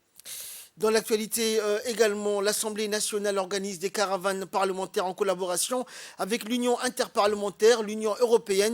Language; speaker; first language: French; native; French